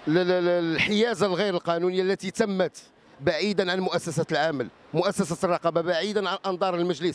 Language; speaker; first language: Arabic; native; Arabic